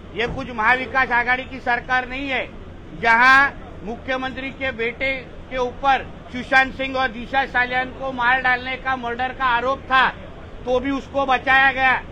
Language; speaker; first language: Hindi; non-native, local second language; Marathi